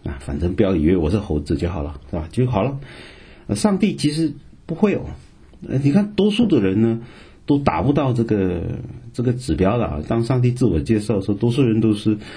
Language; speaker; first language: Chinese; native; Chinese